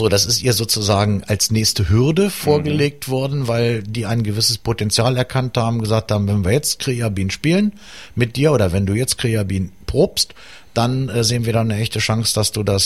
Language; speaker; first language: German; native; German